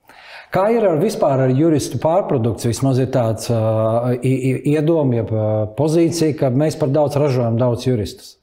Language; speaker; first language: Latvian; native; Latvian